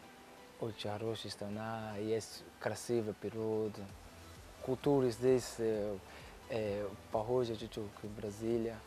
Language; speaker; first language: Russian; non-native, learner; Portuguese